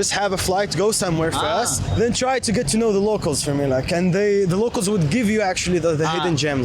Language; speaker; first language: English; non-native, fluent; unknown